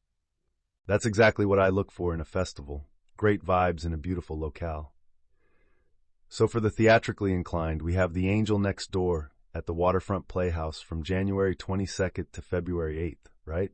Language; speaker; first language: English; native; English